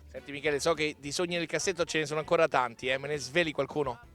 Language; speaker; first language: Italian; native; Italian